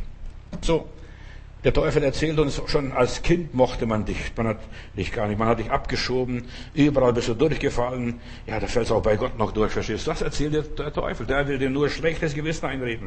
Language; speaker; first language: German; non-native, fluent; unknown